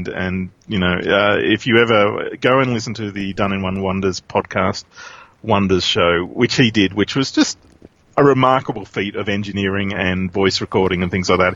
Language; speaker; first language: English; native; English